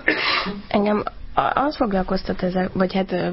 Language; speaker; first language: Hungarian; native; Hungarian